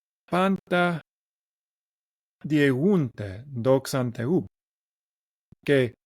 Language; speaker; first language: Greek; non-native, learner; English